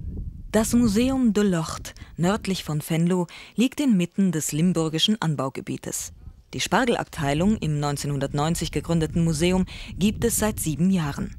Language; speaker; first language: German; native; German